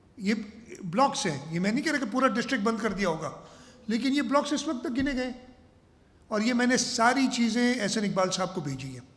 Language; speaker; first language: Urdu; non-native, local second language; Sindhi